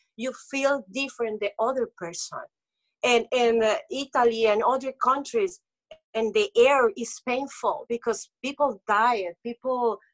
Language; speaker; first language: English; non-native, local second language; Spanish